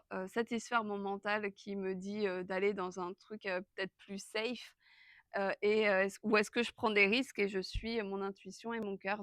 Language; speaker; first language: French; native; French